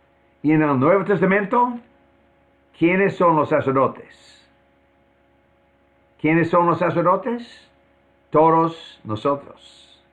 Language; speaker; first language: Spanish; non-native, fluent; English